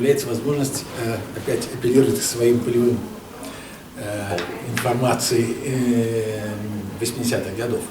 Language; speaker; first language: Russian; native; Russian